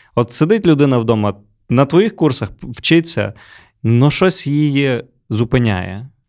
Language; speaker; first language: Ukrainian; native; Ukrainian